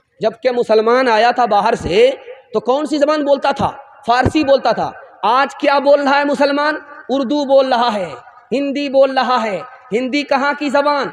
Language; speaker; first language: Urdu; non-native, local second language; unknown